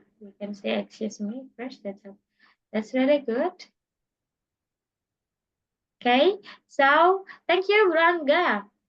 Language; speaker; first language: English; non-native, learner; Indonesian